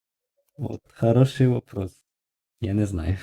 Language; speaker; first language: Russian; non-native, local second language; Ukrainian